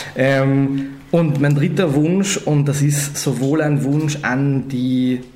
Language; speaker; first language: German; native; German